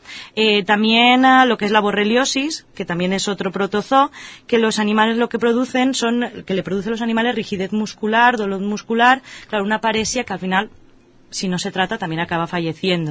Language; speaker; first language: Spanish; native; Spanish